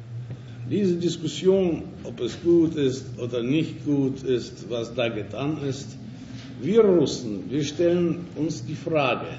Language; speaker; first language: German; non-native, fluent; Russian